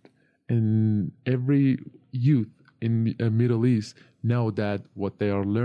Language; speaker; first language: English; non-native, fluent; Turkish